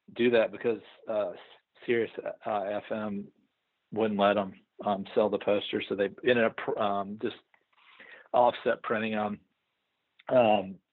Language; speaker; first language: English; native; English